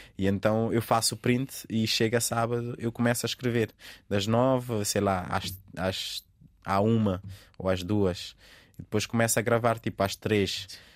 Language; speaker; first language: Portuguese; non-native, local second language; Kabuverdianu